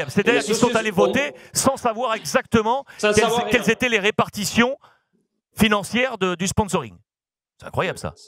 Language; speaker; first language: French; native; French